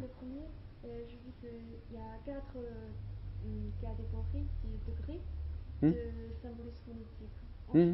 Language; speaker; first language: French; non-native, learner; Chinese